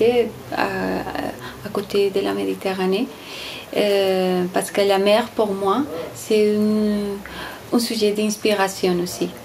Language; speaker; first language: French; non-native, fluent; Spanish